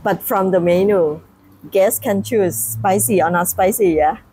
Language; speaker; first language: English; non-native, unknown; Thai